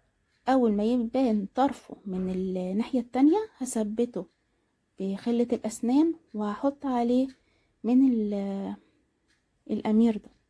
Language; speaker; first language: Arabic; native; Arabic